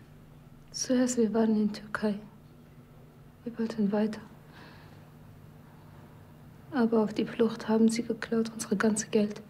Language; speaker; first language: German; non-native, learner; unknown